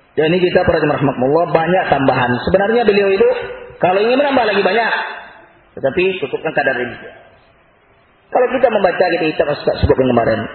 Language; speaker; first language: Indonesian; non-native, local second language; Minangkabau